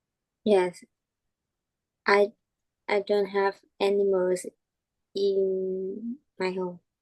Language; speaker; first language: English; non-native, learner; Vietnamese